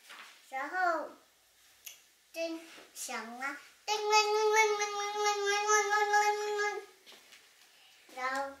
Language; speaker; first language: Chinese; early bilingual, heritage; Chinese